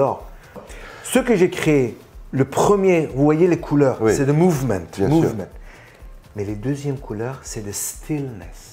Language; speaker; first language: French; non-native, fluent; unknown